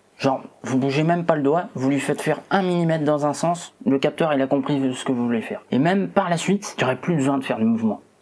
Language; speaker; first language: French; native; French